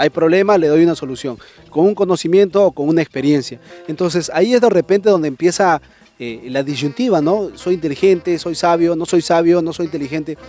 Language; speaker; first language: Spanish; native; Spanish